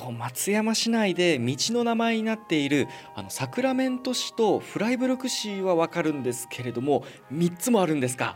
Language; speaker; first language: Japanese; native; Japanese